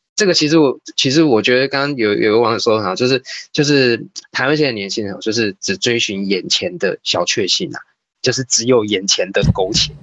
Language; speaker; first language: Chinese; native; Chinese